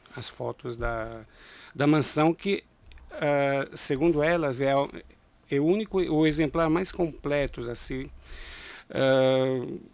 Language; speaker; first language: Portuguese; non-native, fluent; Italian